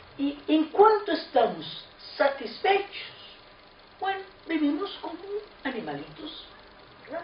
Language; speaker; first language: Spanish; non-native, fluent; Portuguese